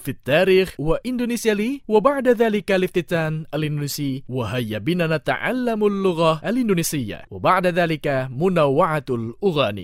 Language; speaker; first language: Arabic; non-native, fluent; Indonesian